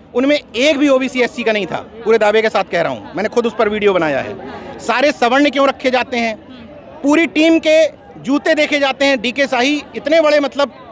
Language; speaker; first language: Hindi; native; Hindi